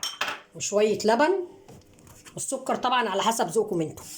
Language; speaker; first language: Arabic; native; Arabic